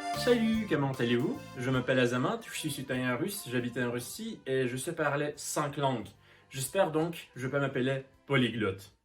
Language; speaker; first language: French; non-native, learner; Russian